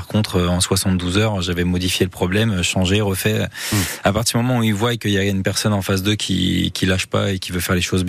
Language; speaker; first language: French; native; French